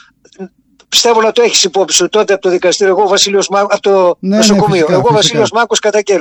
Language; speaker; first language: Greek; native; Greek